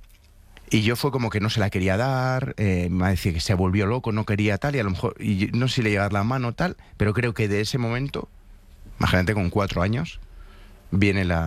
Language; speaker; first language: Spanish; native; Spanish